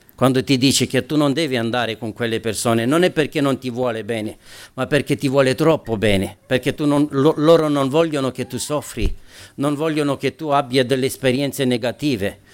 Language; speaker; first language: Italian; non-native, fluent; Romanian